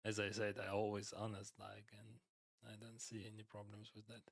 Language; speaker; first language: English; non-native, fluent; Ukrainian